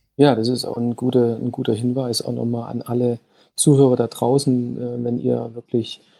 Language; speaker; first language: German; native; German